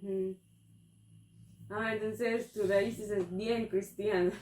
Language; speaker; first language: Spanish; non-native, fluent; English